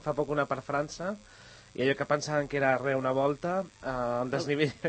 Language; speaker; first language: Catalan; native; Catalan